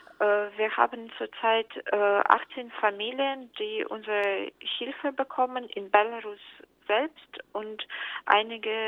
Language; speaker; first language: German; non-native, fluent; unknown